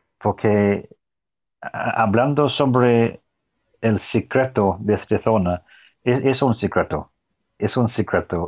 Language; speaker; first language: Spanish; non-native, fluent; English